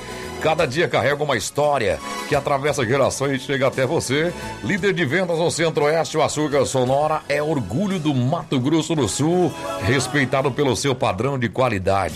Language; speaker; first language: Portuguese; native; Portuguese